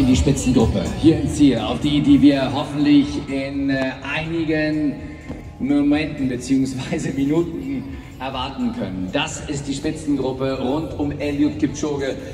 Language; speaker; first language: German; native; German